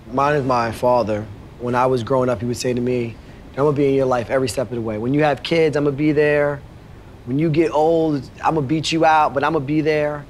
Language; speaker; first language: English; native; English